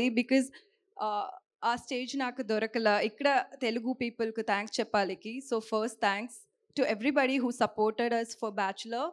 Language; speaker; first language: Telugu; non-native, learner; Tamil